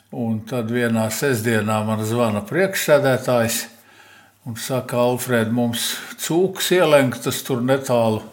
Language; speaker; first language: Latvian; native; Latvian